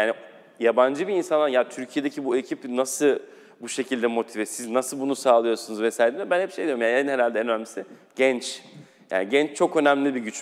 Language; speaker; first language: Turkish; native; Turkish